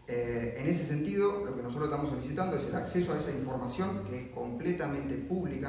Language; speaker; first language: Spanish; native; Spanish